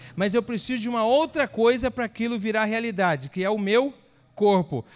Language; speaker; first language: Portuguese; native; Portuguese